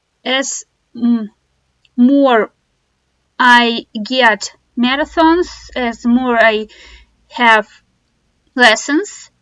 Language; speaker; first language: English; non-native, fluent; Russian